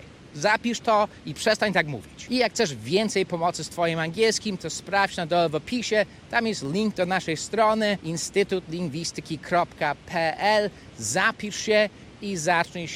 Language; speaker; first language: Polish; non-native, fluent; English